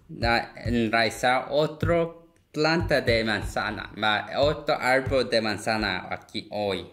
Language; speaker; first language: Spanish; non-native, fluent; Korean